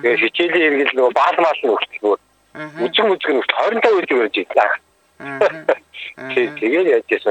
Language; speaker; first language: Mongolian; native; Mongolian